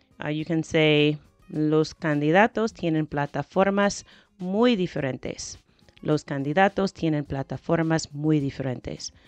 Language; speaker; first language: Spanish; non-native, fluent; English